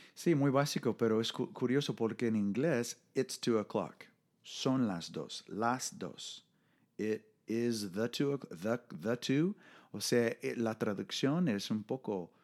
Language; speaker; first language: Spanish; non-native, fluent; English